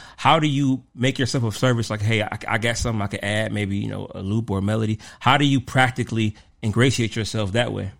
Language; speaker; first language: English; native; English